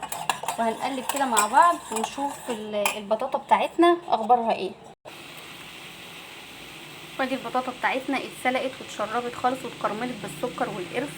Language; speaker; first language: Arabic; native; Arabic